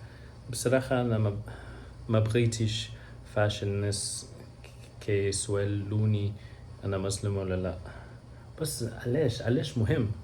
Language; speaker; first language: Arabic; non-native, learner; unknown